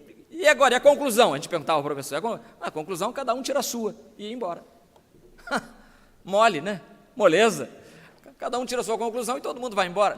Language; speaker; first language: Portuguese; native; Portuguese